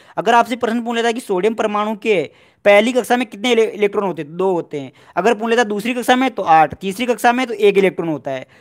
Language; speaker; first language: Hindi; native; Hindi